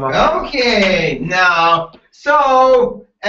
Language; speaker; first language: English; non-native, learner; Japanese